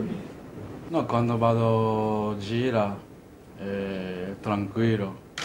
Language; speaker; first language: Italian; non-native, fluent; Japanese